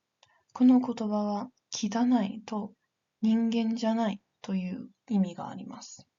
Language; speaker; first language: Japanese; non-native, learner; English